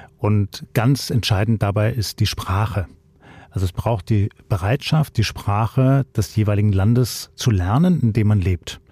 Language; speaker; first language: German; native; German